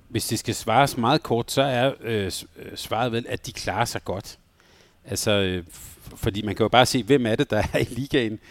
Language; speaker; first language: Danish; native; Danish